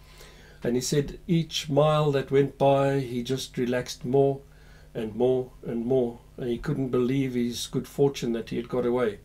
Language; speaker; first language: English; native; English